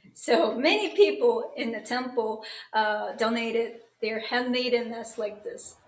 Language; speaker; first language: English; non-native, fluent; Japanese